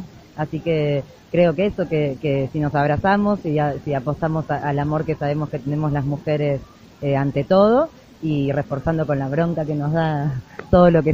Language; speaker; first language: Spanish; native; Spanish